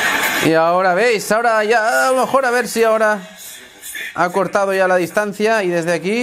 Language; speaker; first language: Spanish; native; Spanish